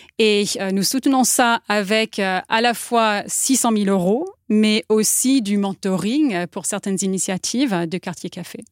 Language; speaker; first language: French; non-native, fluent; English